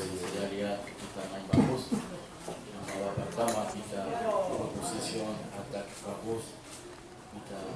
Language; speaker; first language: Indonesian; non-native, learner; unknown